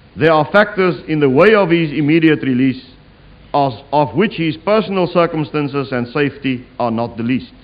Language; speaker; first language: English; non-native, local second language; Afrikaans